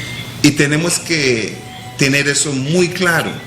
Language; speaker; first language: Spanish; non-native, local second language; English